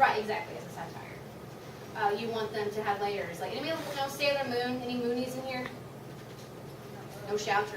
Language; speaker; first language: English; native; English